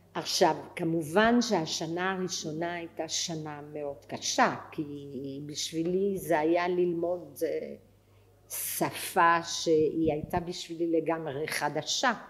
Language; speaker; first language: Hebrew; non-native, fluent; French